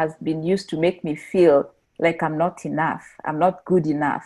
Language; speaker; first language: English; non-native, local second language; Meru